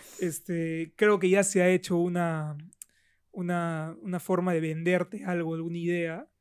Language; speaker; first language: Spanish; native; Spanish